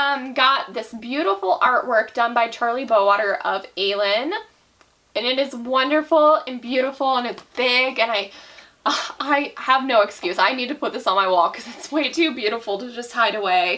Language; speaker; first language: English; native; English